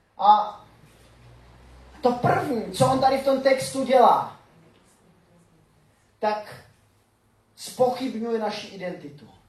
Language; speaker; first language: Czech; native; Czech